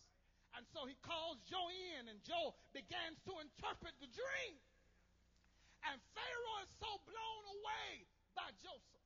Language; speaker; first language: English; native; English